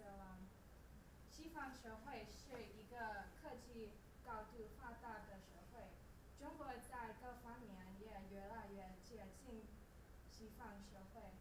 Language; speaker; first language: Chinese; non-native, learner; English